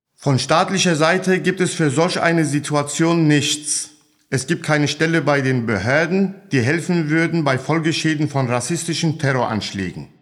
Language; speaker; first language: German; native; German